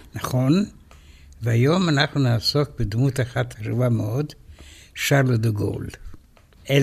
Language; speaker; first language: Hebrew; non-native, fluent; Romanian